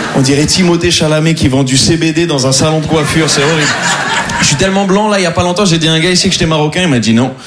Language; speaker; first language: French; non-native, local second language; Arabic